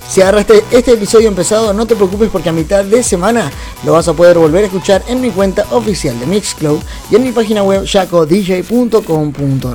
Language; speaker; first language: Spanish; native; Spanish